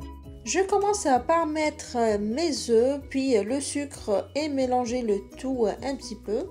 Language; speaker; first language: French; non-native, local second language; Arabic